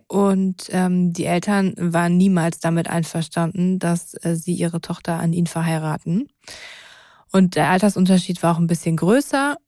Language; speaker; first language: German; native; German